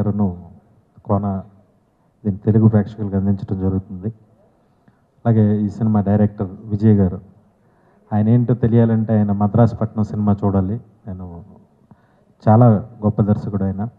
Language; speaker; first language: Telugu; native; Telugu